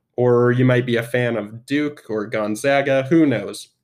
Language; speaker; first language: English; native; English